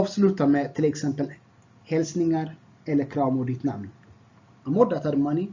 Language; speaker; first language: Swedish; non-native, fluent; Tigrinya